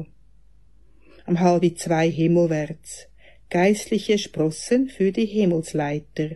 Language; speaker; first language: German; native; German